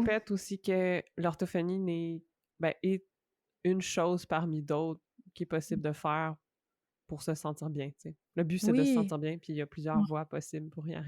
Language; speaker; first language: French; native; French